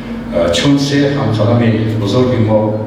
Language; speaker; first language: Persian; native; Persian